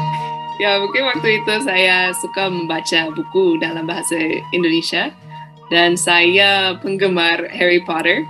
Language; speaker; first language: Indonesian; non-native, fluent; English